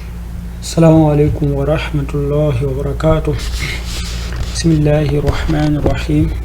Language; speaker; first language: Arabic; non-native, fluent; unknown